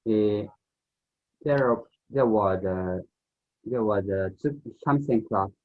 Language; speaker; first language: English; non-native, learner; Japanese